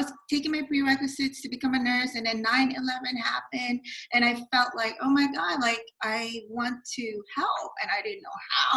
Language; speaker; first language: English; non-native, local second language; Filipino